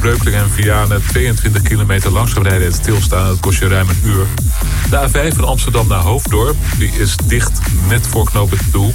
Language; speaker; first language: Dutch; native; Dutch